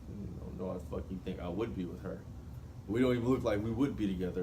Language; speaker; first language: English; native; English